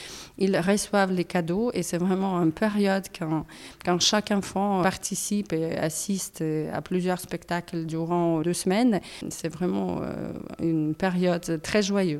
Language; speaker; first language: French; non-native, fluent; Ukrainian